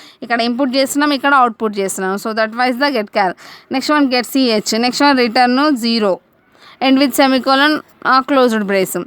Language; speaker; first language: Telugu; native; Telugu